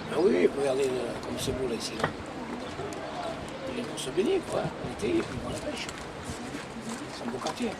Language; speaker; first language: French; native; French